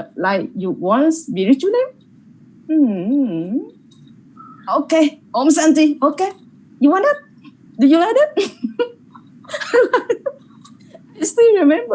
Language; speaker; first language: English; non-native, learner; Vietnamese